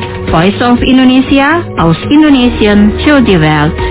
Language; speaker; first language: German; non-native, fluent; Indonesian